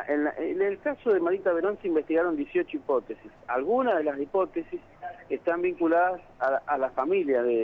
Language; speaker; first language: Spanish; native; Spanish